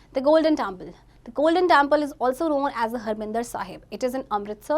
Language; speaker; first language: English; non-native, local second language; Hindi